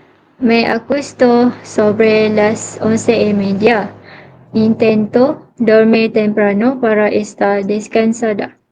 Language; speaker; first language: Spanish; non-native, learner; Malay